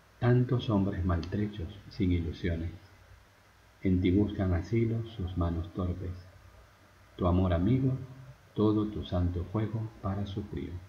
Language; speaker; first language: Spanish; native; Spanish